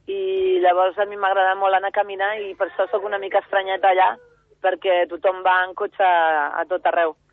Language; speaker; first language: Catalan; early bilingual, other home language; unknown